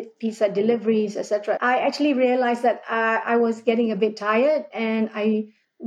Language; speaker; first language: English; non-native, local second language; Malay